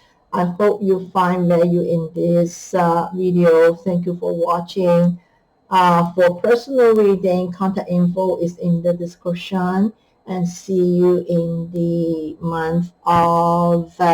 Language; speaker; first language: English; non-native, fluent; Chinese